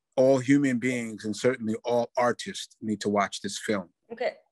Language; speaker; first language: English; native; English